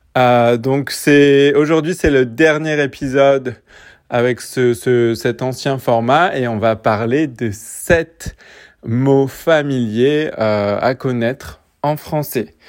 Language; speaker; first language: French; native; French